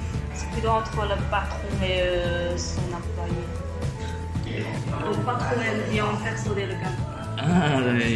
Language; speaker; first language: French; non-native, fluent; Chinese